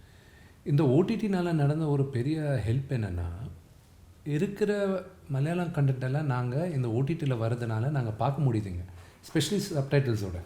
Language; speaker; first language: Tamil; non-native, local second language; Telugu